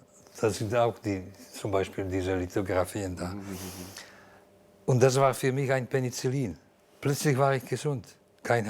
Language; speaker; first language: German; non-native, fluent; Slovak